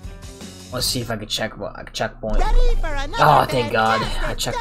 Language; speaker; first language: English; native; English